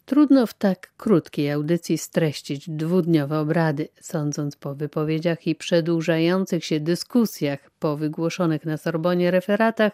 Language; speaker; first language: Polish; native; Polish